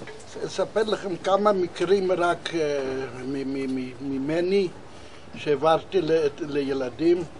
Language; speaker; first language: Hebrew; non-native, fluent; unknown